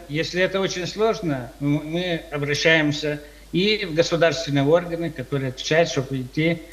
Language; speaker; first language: Russian; non-native, local second language; Romanian